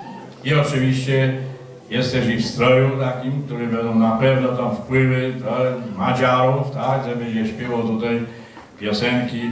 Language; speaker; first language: Polish; native; Polish